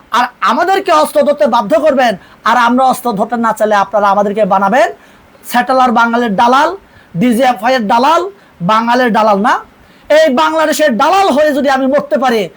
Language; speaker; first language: Bangla; non-native, local second language; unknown